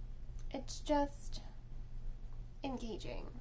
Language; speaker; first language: English; native; English